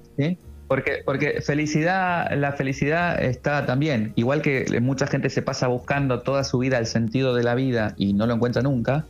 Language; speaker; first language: Spanish; native; Spanish